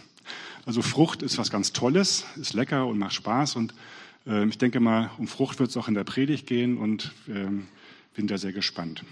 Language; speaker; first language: German; native; German